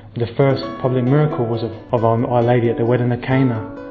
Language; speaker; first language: English; native; English